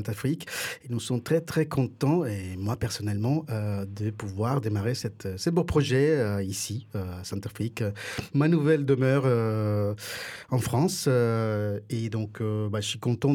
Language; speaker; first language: French; non-native, fluent; Spanish